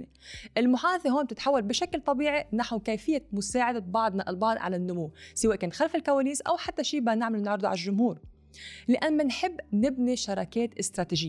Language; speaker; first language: Arabic; native; Arabic